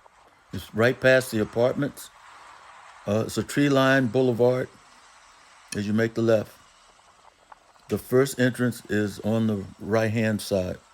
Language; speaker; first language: English; native; English